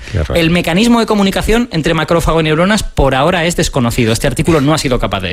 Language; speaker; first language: Spanish; native; Spanish